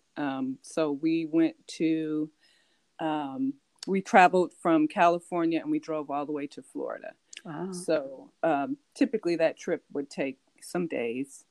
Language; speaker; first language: English; native; English